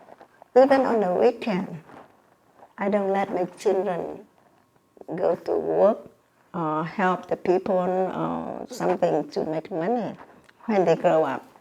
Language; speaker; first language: English; non-native, learner; Vietnamese